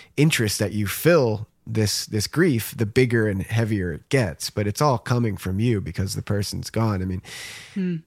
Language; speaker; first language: English; native; English